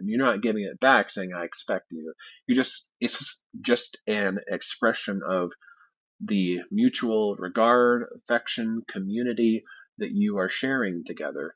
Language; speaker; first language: English; native; English